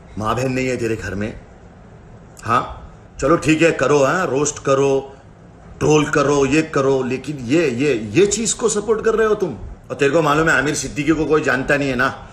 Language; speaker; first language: Hindi; non-native, local second language; Urdu